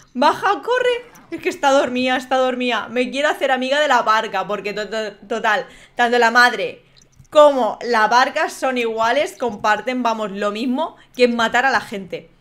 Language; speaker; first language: Spanish; native; Spanish